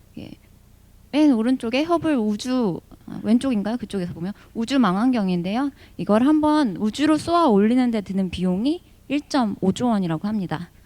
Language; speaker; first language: Korean; early bilingual, heritage; Korean